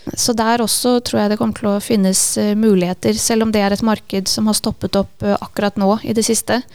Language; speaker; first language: Norwegian; native; Norwegian